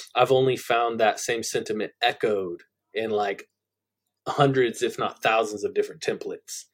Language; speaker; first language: English; native; English